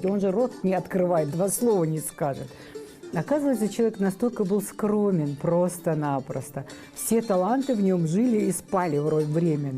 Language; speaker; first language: Russian; native; Russian